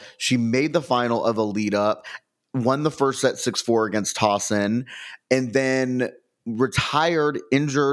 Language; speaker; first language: English; native; English